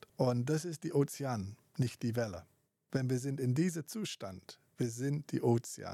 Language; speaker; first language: German; non-native, fluent; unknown